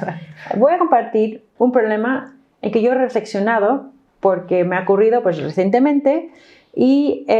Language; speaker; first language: Spanish; non-native, fluent; English